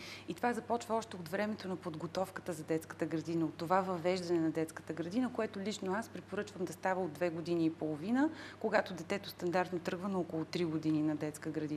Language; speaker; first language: Bulgarian; native; Bulgarian